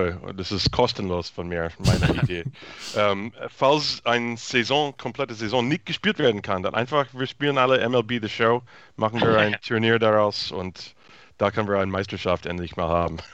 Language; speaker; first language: German; non-native, fluent; English